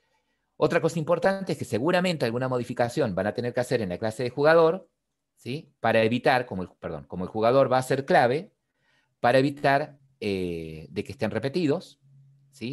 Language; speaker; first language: Spanish; native; Spanish